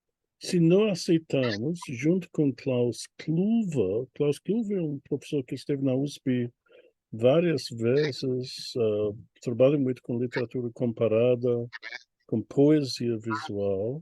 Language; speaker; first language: Portuguese; non-native, fluent; English